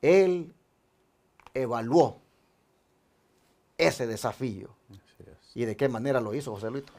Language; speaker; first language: Spanish; native; Spanish